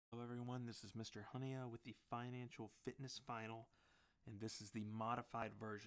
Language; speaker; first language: English; native; English